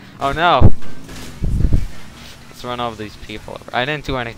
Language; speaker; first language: English; native; English